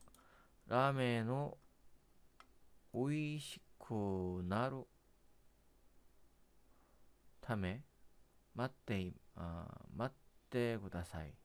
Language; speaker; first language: Japanese; non-native, learner; Korean